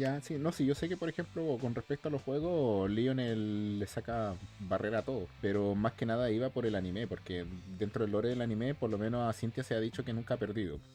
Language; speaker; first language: Spanish; native; Spanish